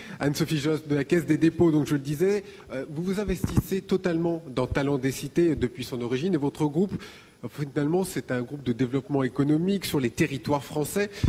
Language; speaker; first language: French; native; French